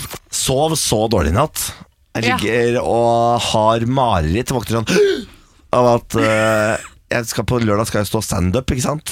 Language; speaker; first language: Norwegian; native; Norwegian